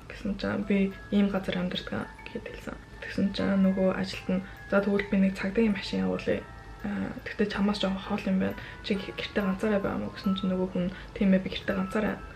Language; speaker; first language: Mongolian; early bilingual, heritage; Mongolian